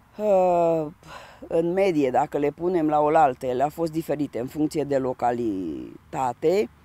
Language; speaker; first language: Romanian; native; Romanian